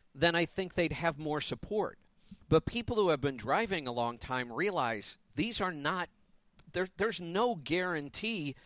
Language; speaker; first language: English; native; English